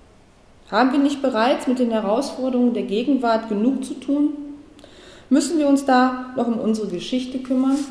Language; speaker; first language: German; native; German